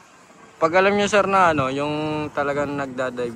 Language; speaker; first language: Filipino; native; Filipino